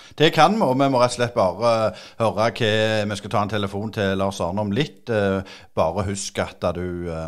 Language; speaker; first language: Norwegian; native; Norwegian